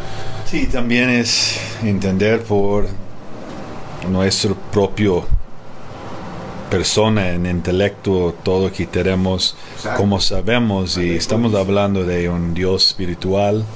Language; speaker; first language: Spanish; non-native, fluent; English